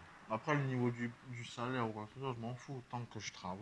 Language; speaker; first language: French; native; French